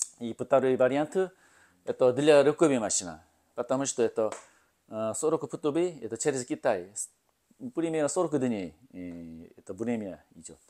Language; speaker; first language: Russian; non-native, learner; Korean